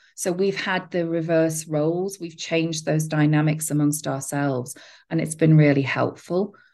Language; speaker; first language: English; native; English